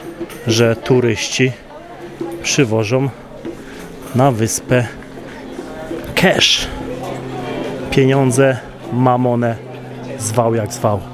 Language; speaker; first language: Polish; native; Polish